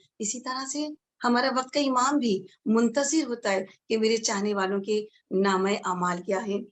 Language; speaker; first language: Urdu; native; Urdu